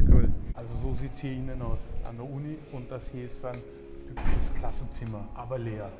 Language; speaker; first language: German; native; German